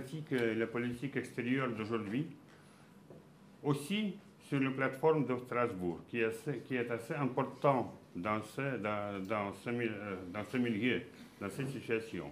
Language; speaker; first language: French; non-native, fluent; Russian